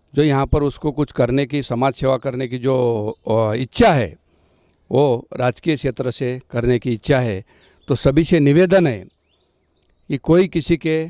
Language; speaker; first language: Hindi; non-native, local second language; Lambadi